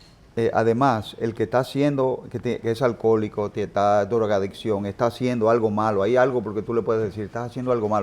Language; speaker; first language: Spanish; native; Spanish